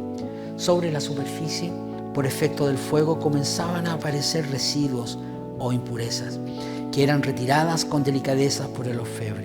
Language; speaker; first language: Spanish; native; Spanish